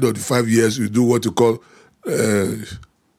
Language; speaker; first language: English; non-native, local second language; Yoruba